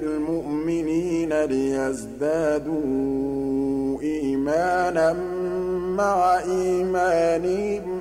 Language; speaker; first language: Arabic; native; Arabic